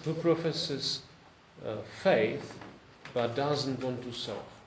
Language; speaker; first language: English; non-native, fluent; Czech